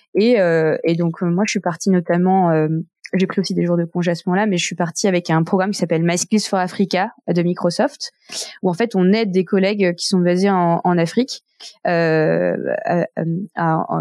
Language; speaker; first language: French; native; French